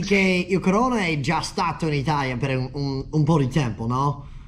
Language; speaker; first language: Italian; non-native, fluent; English